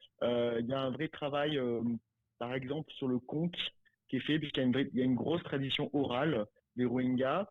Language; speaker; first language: French; native; French